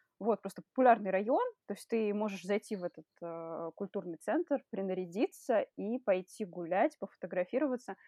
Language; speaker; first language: Russian; native; Russian